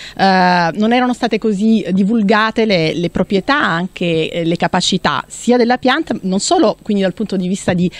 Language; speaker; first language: Italian; native; Italian